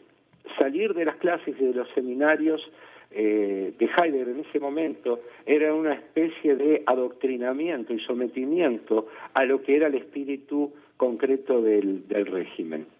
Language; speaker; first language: Spanish; native; Spanish